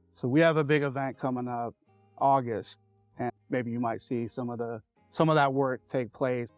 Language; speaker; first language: English; native; English